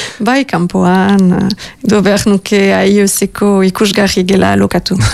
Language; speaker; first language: Basque; native; Basque